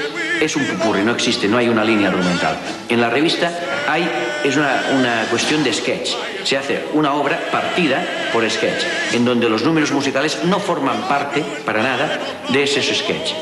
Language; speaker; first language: Spanish; native; Spanish